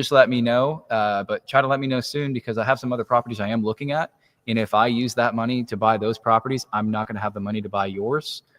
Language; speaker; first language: English; native; English